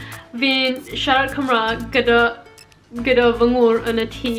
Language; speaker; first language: Welsh; non-native, learner; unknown